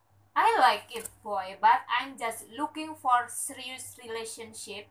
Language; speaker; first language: English; non-native, learner; Indonesian